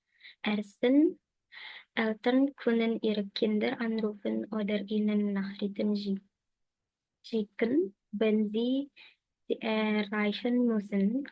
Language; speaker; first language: German; non-native, learner; Indonesian